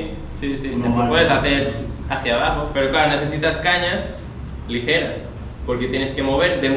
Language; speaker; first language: Spanish; native; Spanish